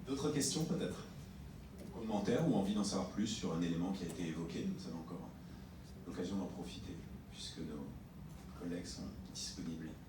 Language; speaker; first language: French; native; French